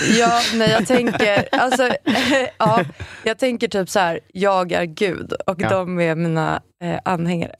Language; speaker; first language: Swedish; native; Swedish